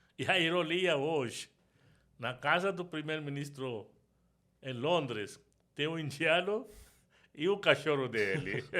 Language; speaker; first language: Portuguese; non-native, fluent; Sindhi